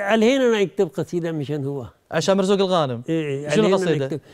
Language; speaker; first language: Arabic; non-native, fluent; Urdu